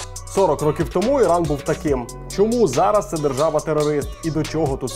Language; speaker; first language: Ukrainian; native; Ukrainian